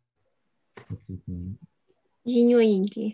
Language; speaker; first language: Russian; native; Russian